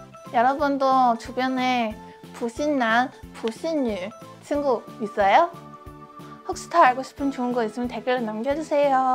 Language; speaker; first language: Korean; non-native, fluent; Chinese